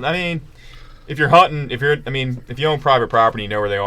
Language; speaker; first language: English; native; English